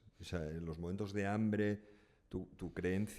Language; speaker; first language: Spanish; native; Spanish